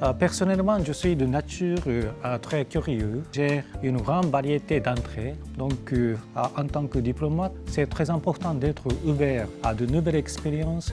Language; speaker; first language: French; non-native, fluent; Japanese